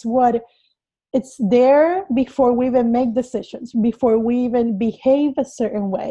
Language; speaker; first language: English; non-native, fluent; Spanish